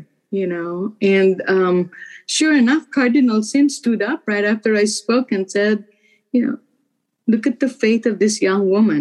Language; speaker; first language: English; non-native, local second language; Filipino